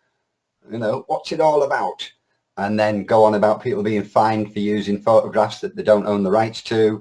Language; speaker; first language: English; native; English